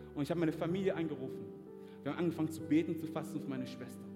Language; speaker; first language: German; non-native, fluent; French